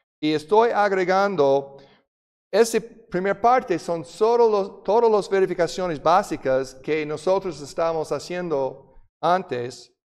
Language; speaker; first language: Spanish; non-native, fluent; English